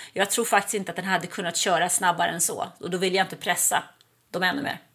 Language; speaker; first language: Swedish; native; Swedish